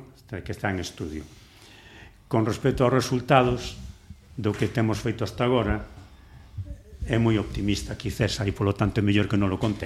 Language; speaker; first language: Galician; native; Galician